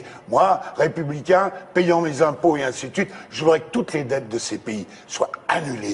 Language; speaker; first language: French; native; French